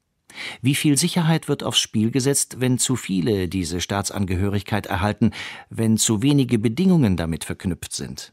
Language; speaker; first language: German; native; German